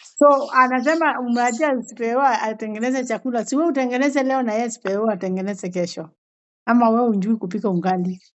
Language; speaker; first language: Swahili; native; Swahili